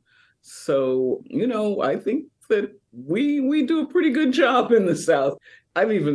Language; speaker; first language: English; native; English